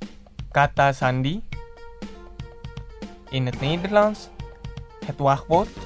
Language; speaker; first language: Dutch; non-native, fluent; Indonesian